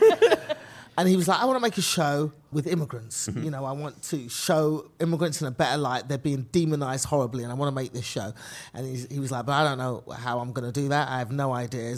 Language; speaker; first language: English; native; English